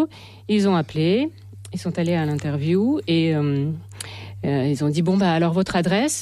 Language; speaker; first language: French; non-native, fluent; Russian